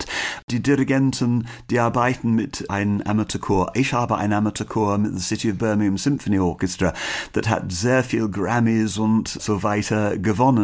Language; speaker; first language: German; non-native, learner; English